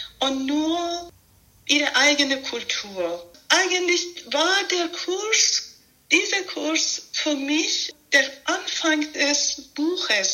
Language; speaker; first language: German; non-native, fluent; Persian